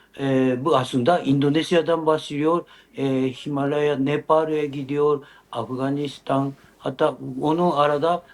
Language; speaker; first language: Turkish; non-native, learner; Japanese